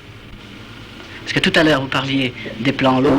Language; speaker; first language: French; native; French